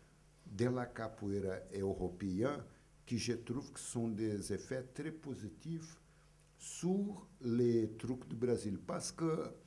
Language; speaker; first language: French; non-native, fluent; Portuguese